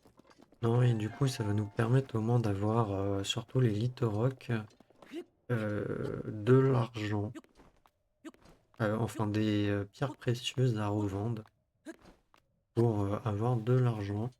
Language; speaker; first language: French; native; French